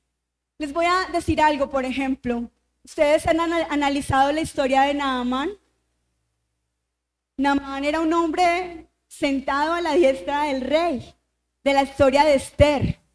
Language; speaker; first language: Spanish; native; Spanish